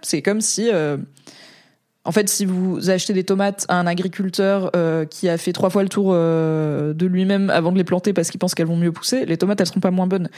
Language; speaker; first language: French; native; French